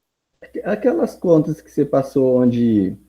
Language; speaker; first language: Portuguese; native; Portuguese